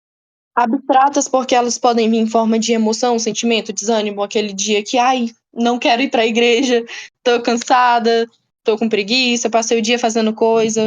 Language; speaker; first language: Portuguese; native; Portuguese